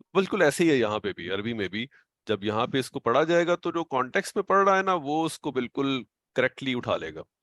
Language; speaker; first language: Urdu; native; Urdu